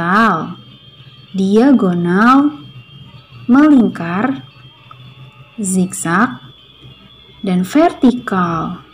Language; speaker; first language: Indonesian; native; Indonesian